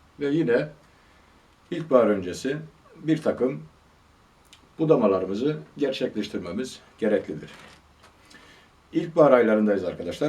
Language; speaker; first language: Turkish; native; Turkish